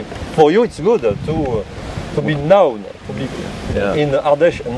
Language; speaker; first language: English; non-native, learner; French